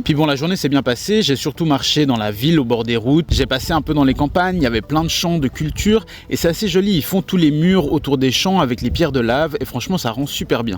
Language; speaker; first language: French; native; French